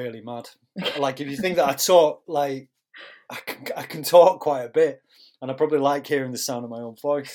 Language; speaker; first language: English; native; English